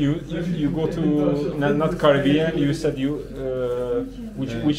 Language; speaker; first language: English; non-native, learner; Hungarian